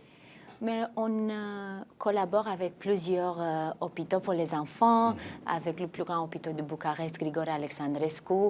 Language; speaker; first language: French; non-native, fluent; Romanian